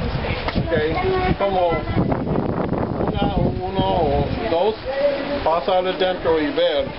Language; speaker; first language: Spanish; non-native, learner; English